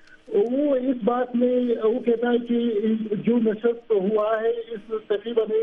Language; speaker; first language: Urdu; non-native, fluent; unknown